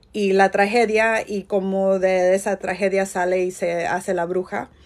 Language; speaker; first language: Spanish; early bilingual, heritage; Spanish